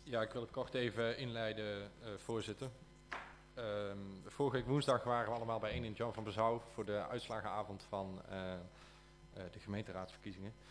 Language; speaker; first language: Dutch; native; Dutch